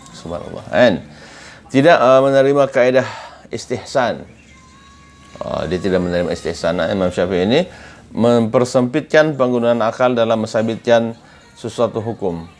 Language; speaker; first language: Malay; native; Malay